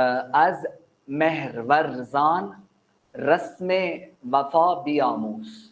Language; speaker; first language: Persian; non-native, fluent; Urdu